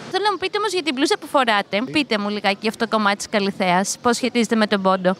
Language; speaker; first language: Greek; native; Greek